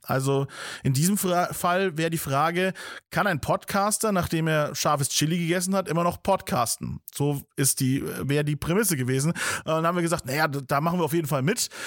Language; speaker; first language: German; native; German